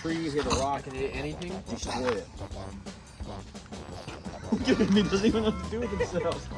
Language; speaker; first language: English; native; English